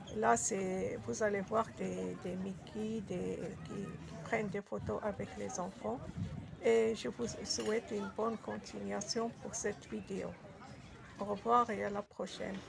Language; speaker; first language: French; non-native, local second language; Arabic